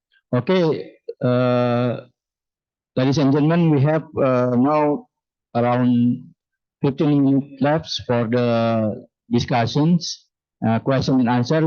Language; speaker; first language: English; non-native, fluent; Indonesian